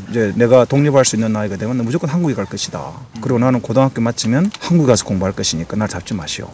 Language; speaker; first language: Korean; native; Korean